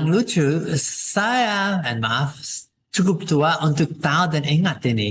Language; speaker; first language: Indonesian; non-native, fluent; English